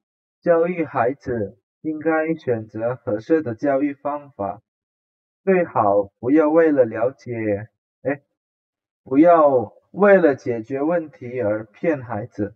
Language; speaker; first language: Chinese; non-native, fluent; Indonesian